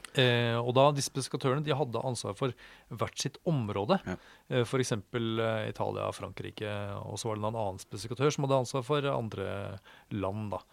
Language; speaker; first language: Norwegian; native; Norwegian